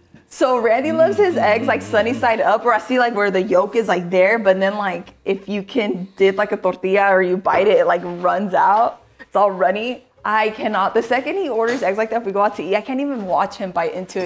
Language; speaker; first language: English; early bilingual, other home language; Spanish